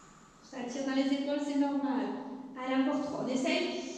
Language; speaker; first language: French; native; French